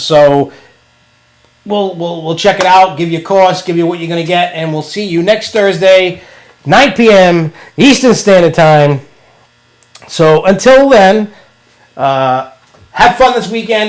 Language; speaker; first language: English; native; English